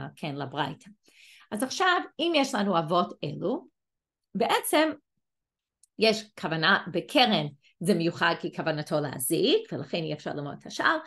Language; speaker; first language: Hebrew; non-native, fluent; English